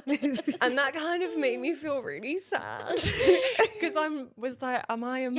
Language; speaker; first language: English; native; English